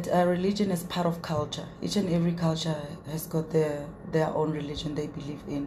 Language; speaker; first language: English; non-native, local second language; Tswana